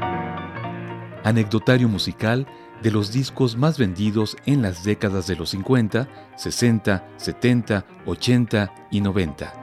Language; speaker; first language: Spanish; native; Spanish